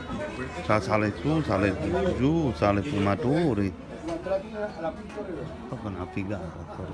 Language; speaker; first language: Italian; native; Italian